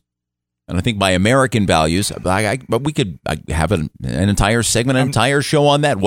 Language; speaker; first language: English; native; English